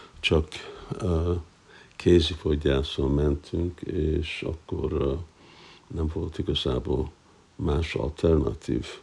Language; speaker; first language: Hungarian; non-native, fluent; English